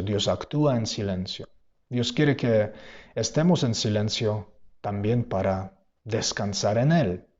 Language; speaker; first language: Spanish; non-native, fluent; Polish